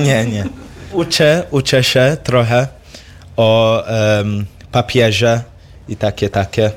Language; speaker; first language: Polish; early bilingual, heritage; English